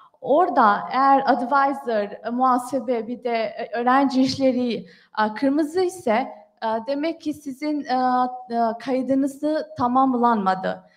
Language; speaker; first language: Turkish; non-native, fluent; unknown